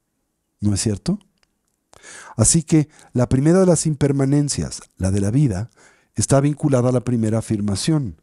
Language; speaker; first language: Spanish; native; Spanish